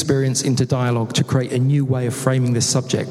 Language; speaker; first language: English; native; English